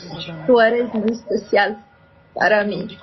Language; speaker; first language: Spanish; non-native, learner; Portuguese